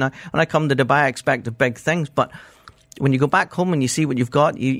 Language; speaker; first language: English; native; English